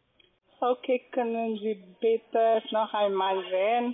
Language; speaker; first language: German; non-native, fluent; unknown